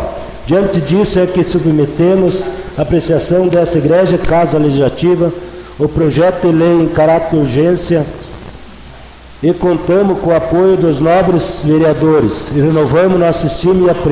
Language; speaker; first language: Portuguese; native; Portuguese